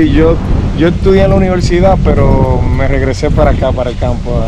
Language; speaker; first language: Spanish; native; Spanish